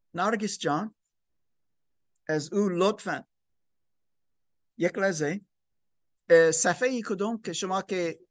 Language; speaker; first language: Persian; non-native, learner; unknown